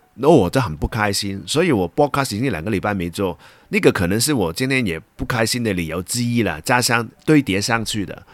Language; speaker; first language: Chinese; non-native, local second language; Cantonese